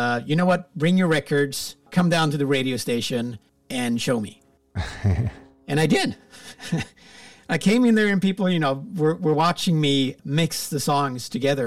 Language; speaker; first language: English; non-native, fluent; Swedish